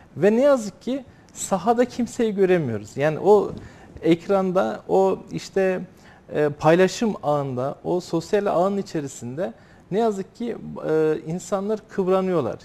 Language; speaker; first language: Turkish; native; Turkish